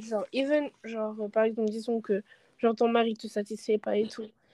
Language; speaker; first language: French; non-native, local second language; Wolof